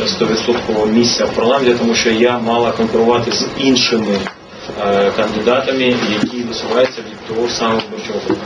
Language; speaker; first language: Ukrainian; native; Ukrainian